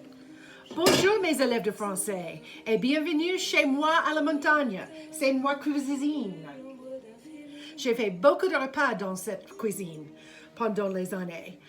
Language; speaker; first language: French; non-native, fluent; English